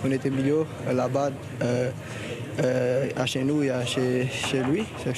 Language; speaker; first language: French; non-native, learner; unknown